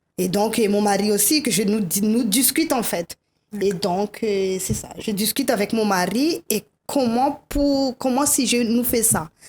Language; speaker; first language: French; non-native, local second language; Malagasy